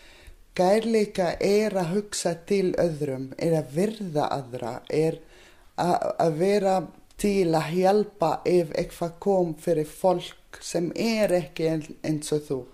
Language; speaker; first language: Icelandic; non-native, learner; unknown